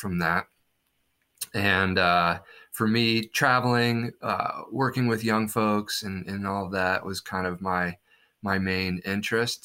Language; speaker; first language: English; native; English